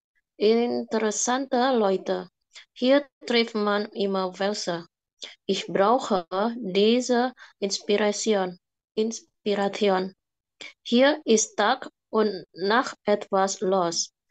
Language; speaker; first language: German; non-native, learner; Indonesian